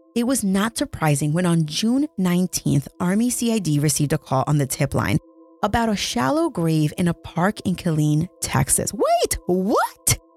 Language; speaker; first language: English; early bilingual, other home language; Spanish